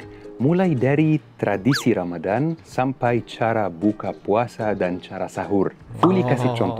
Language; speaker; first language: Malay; non-native, fluent; Arabic